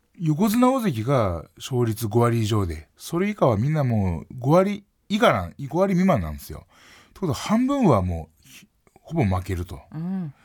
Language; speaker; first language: Japanese; native; Japanese